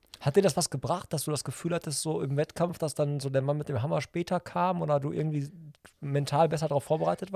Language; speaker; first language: German; native; German